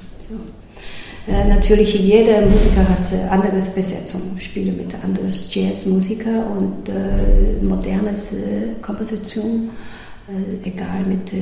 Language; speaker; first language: German; non-native, learner; Chinese